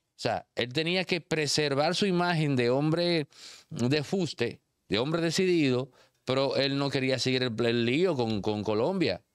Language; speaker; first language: Spanish; native; Spanish